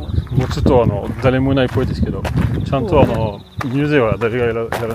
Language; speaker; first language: Japanese; non-native, learner; French